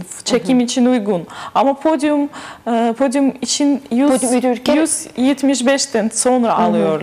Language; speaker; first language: Turkish; non-native, learner; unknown